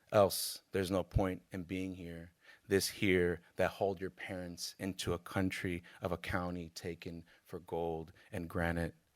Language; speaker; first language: English; native; English